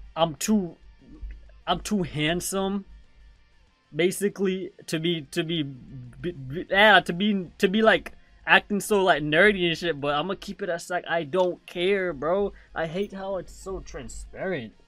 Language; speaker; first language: English; non-native, local second language; Jamaican Creole English